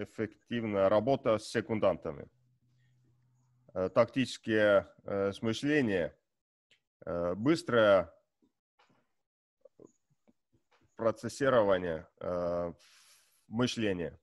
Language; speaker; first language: Russian; non-native, learner; Estonian